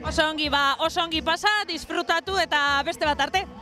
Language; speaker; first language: Basque; native; Basque